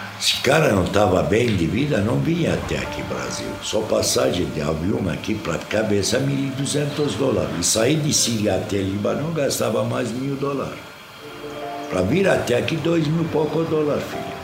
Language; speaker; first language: Portuguese; non-native, fluent; Arabic